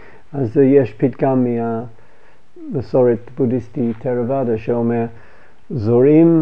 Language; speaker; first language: Hebrew; non-native, fluent; English